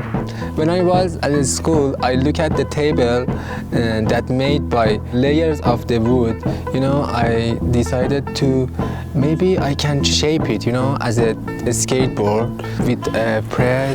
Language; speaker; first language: English; non-native, learner; Persian